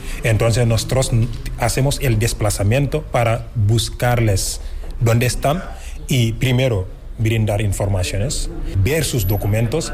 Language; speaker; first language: Spanish; non-native, fluent; Wolof